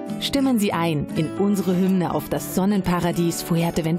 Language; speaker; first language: German; native; German